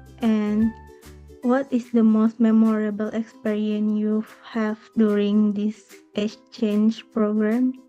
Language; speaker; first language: English; non-native, learner; Indonesian